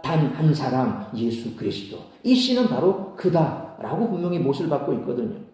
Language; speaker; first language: Korean; native; Korean